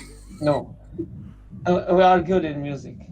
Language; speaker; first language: English; non-native, learner; Arabic